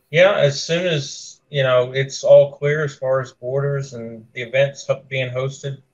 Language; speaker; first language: English; native; English